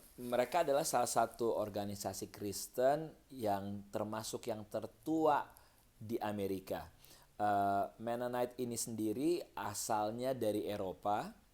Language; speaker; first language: Indonesian; native; Indonesian